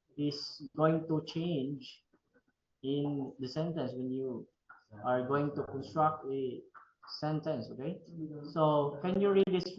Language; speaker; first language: English; non-native, fluent; Filipino